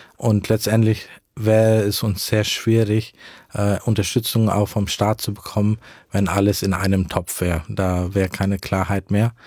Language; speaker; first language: German; early bilingual, heritage; German